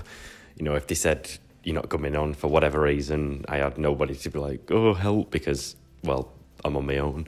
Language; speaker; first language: English; native; English